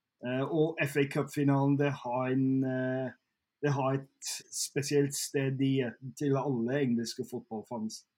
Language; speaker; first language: Norwegian; non-native, fluent; English